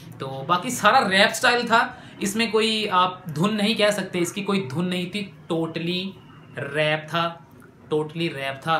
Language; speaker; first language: Urdu; non-native, local second language; Punjabi